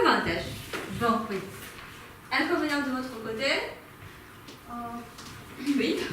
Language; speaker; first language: French; non-native, fluent; Ukrainian